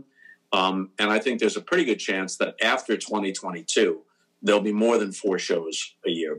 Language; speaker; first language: English; native; English